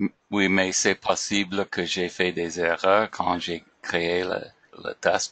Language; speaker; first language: French; non-native, learner; English